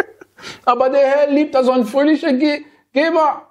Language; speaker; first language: German; non-native, fluent; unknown